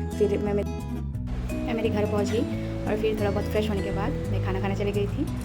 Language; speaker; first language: Hindi; non-native, local second language; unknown